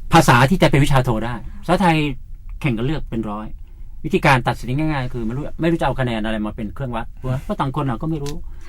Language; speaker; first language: Thai; native; Thai